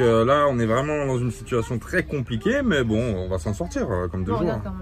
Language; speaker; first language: French; native; French